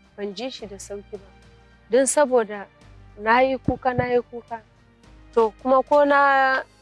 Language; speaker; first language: Hausa; non-native, local second language; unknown